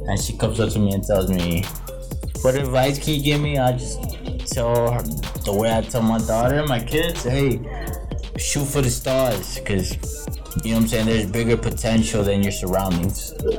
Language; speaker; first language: English; early bilingual, other home language; Spanish